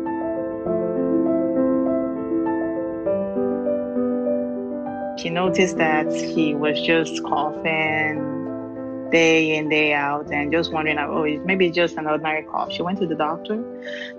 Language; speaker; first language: English; non-native, local second language; Yoruba